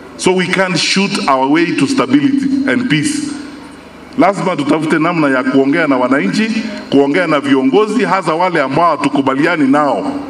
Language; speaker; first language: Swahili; non-native, local second language; Gusii